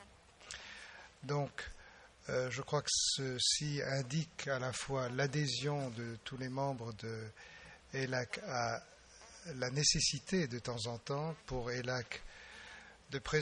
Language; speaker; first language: French; native; French